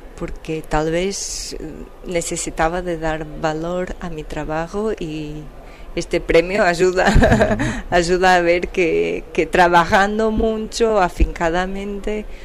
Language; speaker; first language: Spanish; non-native, fluent; Portuguese